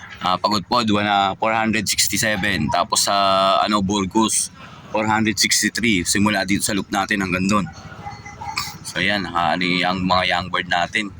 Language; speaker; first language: Filipino; native; Filipino